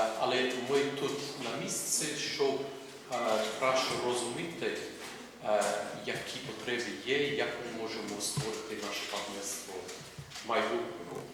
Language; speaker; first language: Ukrainian; non-native, fluent; English